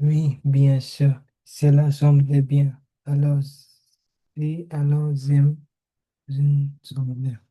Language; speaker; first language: French; non-native, learner; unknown